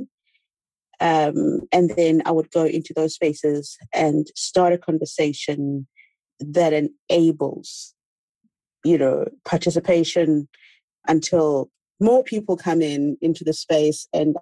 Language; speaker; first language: English; non-native, local second language; Xhosa